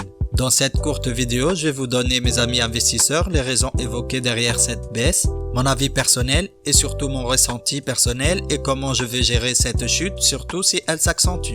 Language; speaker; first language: French; native; French